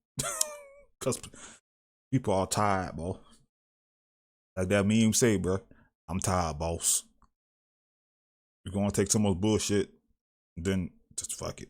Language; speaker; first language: English; native; English